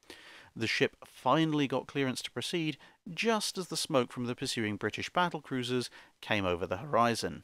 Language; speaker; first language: English; native; English